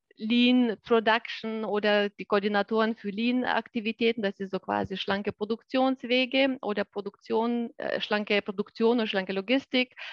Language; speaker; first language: German; non-native, fluent; Lithuanian